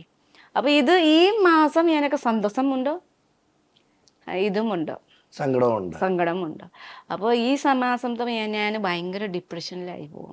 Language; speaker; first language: Malayalam; non-native, learner; Nepali